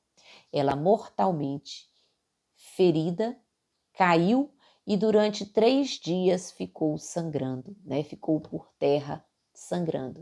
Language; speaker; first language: Portuguese; native; Portuguese